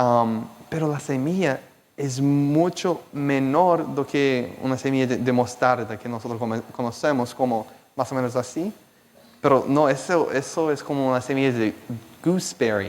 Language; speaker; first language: Spanish; non-native, fluent; Portuguese